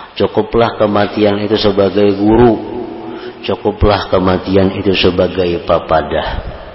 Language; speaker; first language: Indonesian; non-native, local second language; Banjar